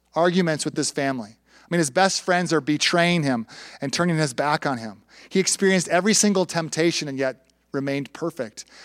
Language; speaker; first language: English; native; English